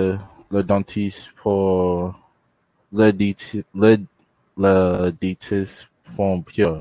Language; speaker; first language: French; non-native, learner; English